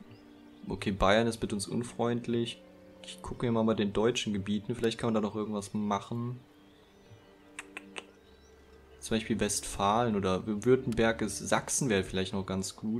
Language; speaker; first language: German; native; German